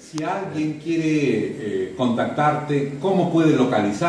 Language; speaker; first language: Spanish; native; Spanish